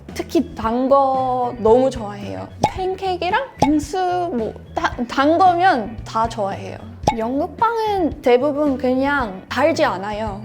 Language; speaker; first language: Korean; non-native, fluent; English